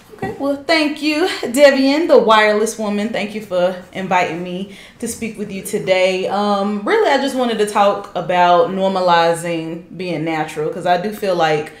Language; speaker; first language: English; native; English